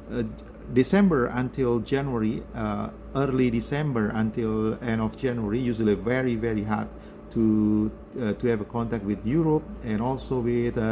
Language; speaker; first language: English; non-native, learner; Indonesian